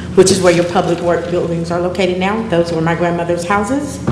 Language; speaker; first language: English; native; English